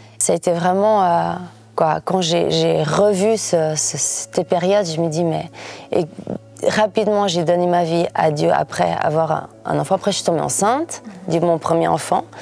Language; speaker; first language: French; early bilingual, other home language; Portuguese